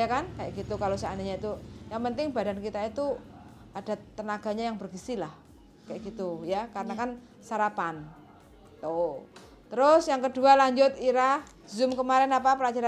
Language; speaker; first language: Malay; non-native, local second language; Javanese